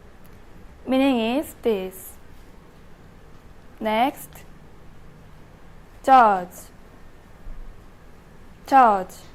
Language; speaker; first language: English; non-native, learner; Indonesian